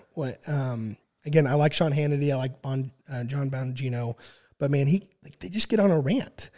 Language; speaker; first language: English; native; English